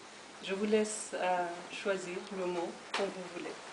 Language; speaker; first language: French; non-native, fluent; Persian